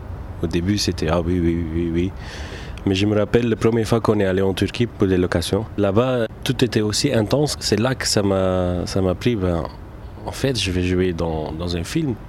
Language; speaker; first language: French; non-native, local second language; Turkish